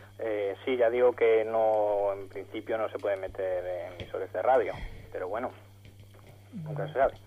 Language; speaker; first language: Spanish; native; Spanish